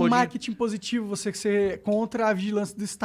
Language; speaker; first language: Portuguese; native; Portuguese